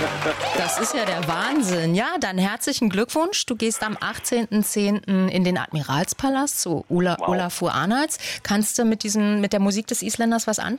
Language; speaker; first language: German; native; German